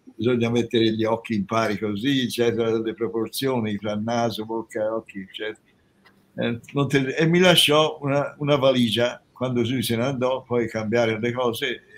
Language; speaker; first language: Italian; native; Italian